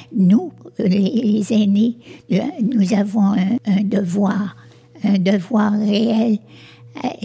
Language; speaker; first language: French; native; French